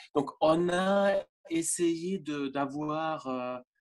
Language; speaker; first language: French; non-native, fluent; German